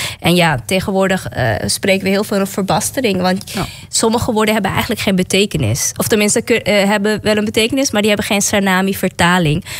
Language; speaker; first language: Dutch; native; Dutch